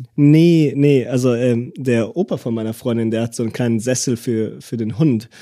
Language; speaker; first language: German; early bilingual, other home language; Hebrew